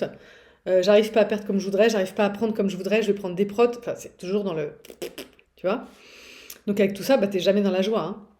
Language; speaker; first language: French; native; French